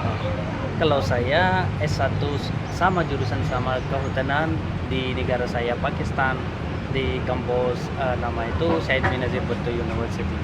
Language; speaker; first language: Indonesian; non-native, learner; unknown